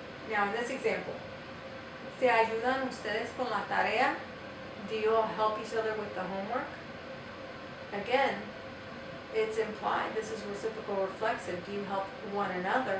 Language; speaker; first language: English; native; English